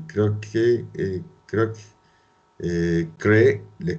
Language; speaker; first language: French; non-native, learner; Spanish